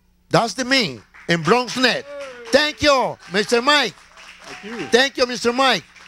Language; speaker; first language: English; non-native, learner; Spanish